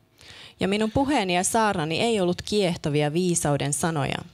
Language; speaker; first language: Finnish; native; Finnish